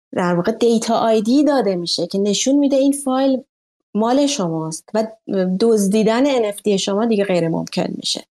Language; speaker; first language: Persian; native; Persian